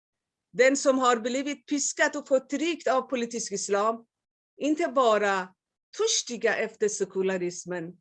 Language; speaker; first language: Swedish; non-native, fluent; Persian